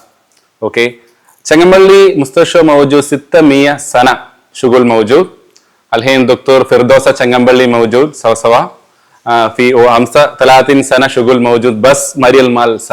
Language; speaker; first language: Arabic; non-native, learner; Malayalam